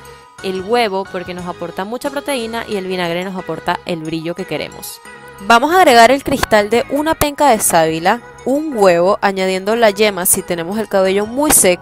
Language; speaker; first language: Spanish; native; Spanish